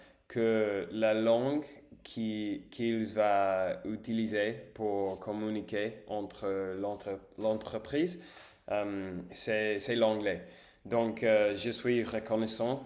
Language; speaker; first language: French; non-native, learner; English